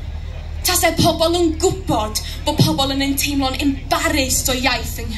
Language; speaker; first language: Welsh; non-native, local second language; English